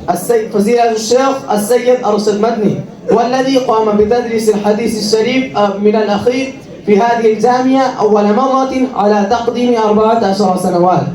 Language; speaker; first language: Arabic; non-native, learner; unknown